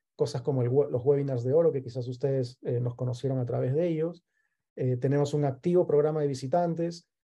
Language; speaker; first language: Spanish; native; Spanish